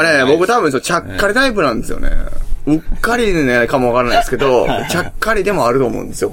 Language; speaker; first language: Japanese; native; Japanese